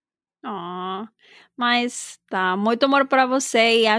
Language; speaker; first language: Portuguese; non-native, fluent; Spanish